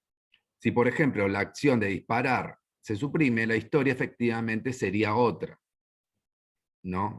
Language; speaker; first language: Spanish; native; Spanish